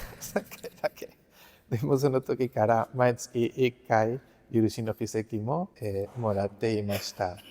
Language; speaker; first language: Japanese; non-native, learner; Spanish